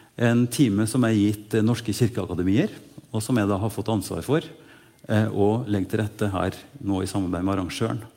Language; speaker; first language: Norwegian; native; Norwegian